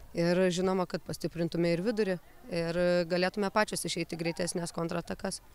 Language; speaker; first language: Lithuanian; native; Lithuanian